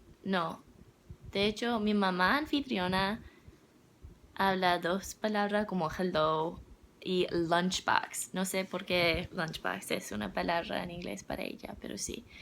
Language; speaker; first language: Spanish; non-native, learner; English